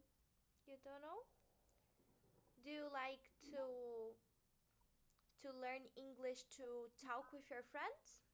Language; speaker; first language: English; non-native, fluent; Portuguese